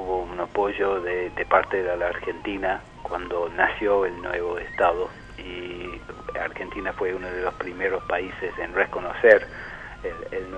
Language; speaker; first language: Spanish; non-native, fluent; English